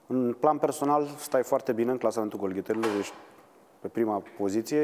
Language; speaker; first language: Romanian; native; Romanian